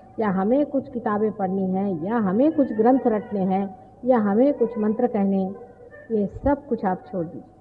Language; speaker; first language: Hindi; non-native, local second language; Marathi